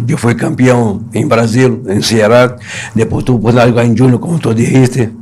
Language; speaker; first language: Spanish; non-native, learner; Portuguese